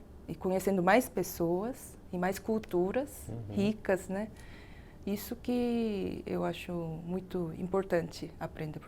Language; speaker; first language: Portuguese; non-native, fluent; Korean